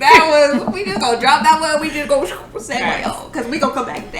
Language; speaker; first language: English; native; English